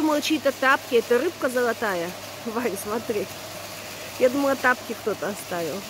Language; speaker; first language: Russian; native; Russian